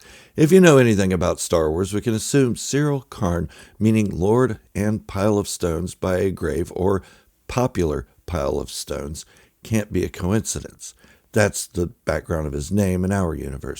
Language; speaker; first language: English; native; English